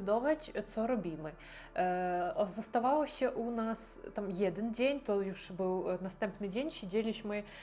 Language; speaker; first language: Polish; non-native, learner; Russian